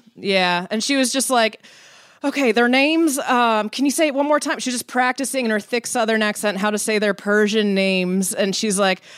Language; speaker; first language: English; early bilingual, other home language; Persian